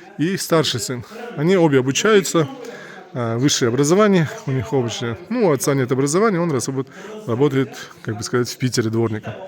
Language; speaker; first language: Russian; non-native, local second language; Uzbek